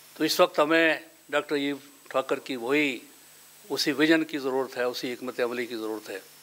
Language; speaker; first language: Urdu; non-native, local second language; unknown